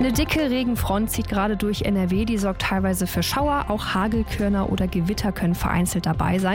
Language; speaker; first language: German; native; German